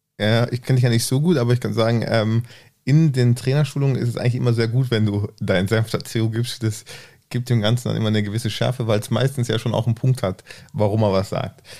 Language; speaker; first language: German; native; German